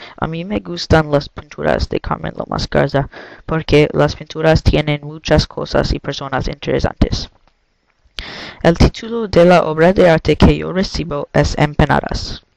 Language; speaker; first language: Spanish; non-native, learner; English